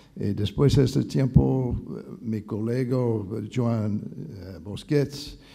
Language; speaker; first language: Spanish; non-native, learner; English